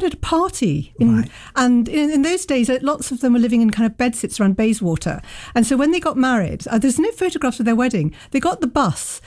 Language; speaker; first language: English; native; English